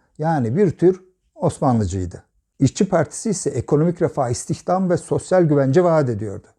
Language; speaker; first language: Turkish; native; Turkish